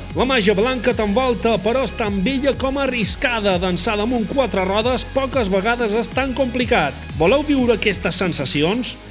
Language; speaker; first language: Catalan; native; Catalan